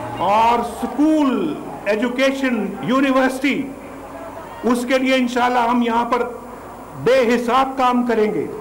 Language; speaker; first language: Urdu; non-native, local second language; Punjabi